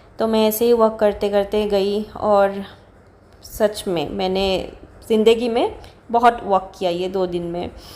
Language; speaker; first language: Hindi; non-native, local second language; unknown